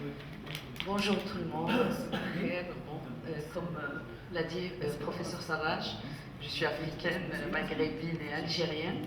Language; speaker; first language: French; native; French